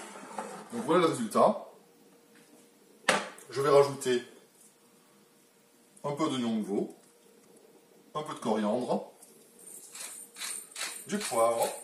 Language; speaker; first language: French; native; French